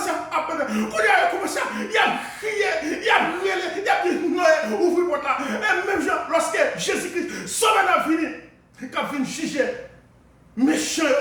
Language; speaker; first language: French; non-native, local second language; Haitian Creole